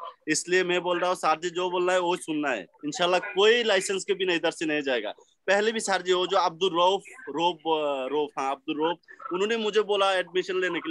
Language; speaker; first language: Hindi; non-native, learner; Bangla